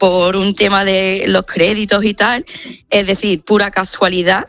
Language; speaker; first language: Spanish; non-native, fluent; English